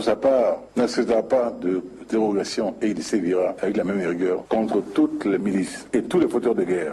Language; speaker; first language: French; non-native, local second language; Bambara